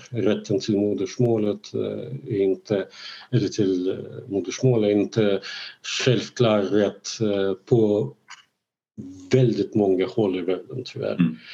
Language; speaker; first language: Swedish; non-native, fluent; Russian